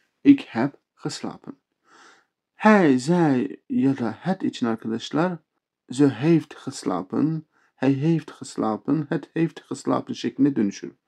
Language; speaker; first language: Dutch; non-native, fluent; Turkish